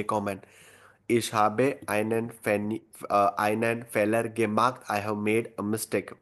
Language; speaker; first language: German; non-native, fluent; Hindi